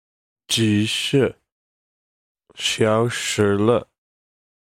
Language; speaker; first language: Chinese; non-native, learner; English